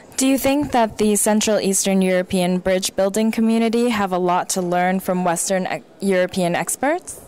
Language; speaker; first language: English; native; English